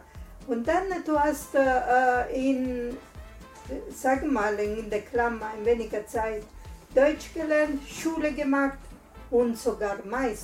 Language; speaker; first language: German; non-native, learner; Italian